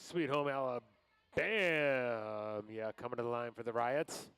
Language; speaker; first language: English; native; English